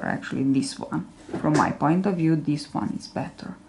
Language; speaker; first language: English; non-native, fluent; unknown